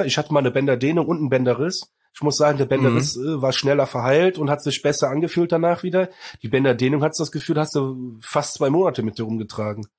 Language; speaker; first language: German; native; German